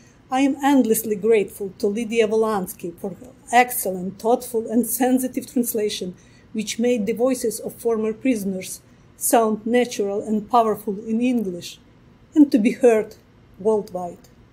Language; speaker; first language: English; non-native, fluent; Ukrainian